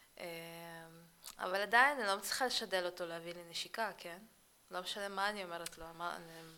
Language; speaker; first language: Hebrew; early bilingual, other home language; Russian